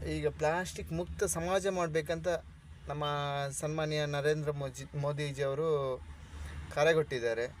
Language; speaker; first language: Kannada; native; Kannada